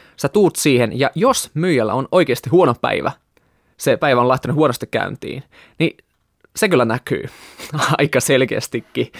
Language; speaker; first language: Finnish; non-native, fluent; Russian